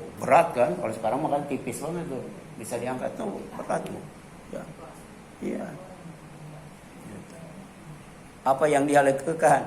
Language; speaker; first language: Indonesian; native; Indonesian